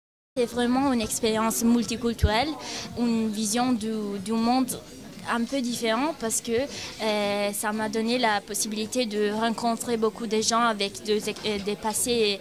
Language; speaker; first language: French; non-native, fluent; Italian